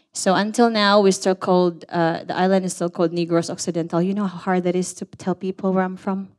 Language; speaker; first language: English; non-native, local second language; Cebuano